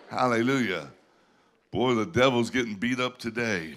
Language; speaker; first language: English; native; English